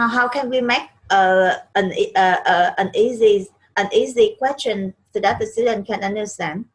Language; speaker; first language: English; non-native, learner; Vietnamese